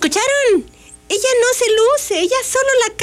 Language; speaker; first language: Spanish; native; Spanish